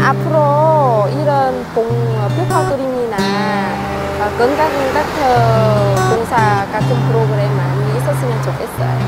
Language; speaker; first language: Korean; non-native, learner; Vietnamese